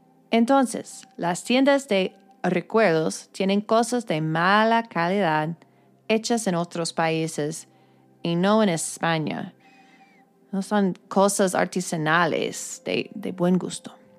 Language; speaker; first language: Spanish; non-native, fluent; English